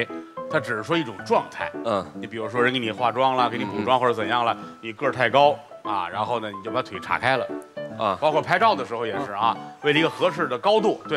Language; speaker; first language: Chinese; native; Chinese